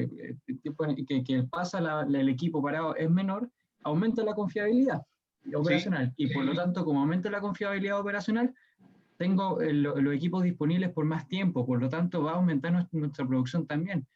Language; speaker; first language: Spanish; native; Spanish